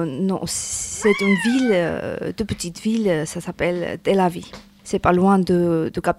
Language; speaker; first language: French; non-native, learner; Georgian